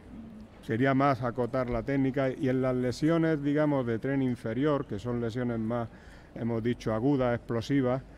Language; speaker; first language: Spanish; native; Spanish